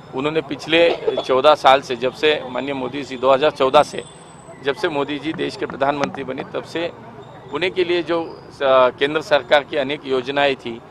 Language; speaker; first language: Hindi; non-native, local second language; Marathi